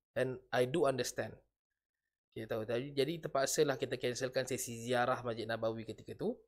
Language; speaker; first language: Malay; native; Malay